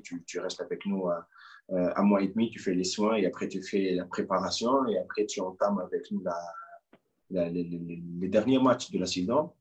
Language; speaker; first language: French; non-native, local second language; Arabic